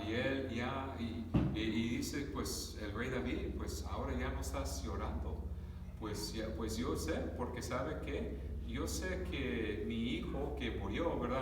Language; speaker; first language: Spanish; early bilingual, other home language; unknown